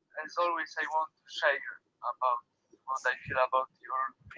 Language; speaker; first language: English; non-native, learner; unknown